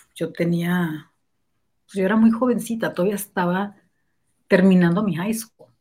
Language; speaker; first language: Spanish; native; Spanish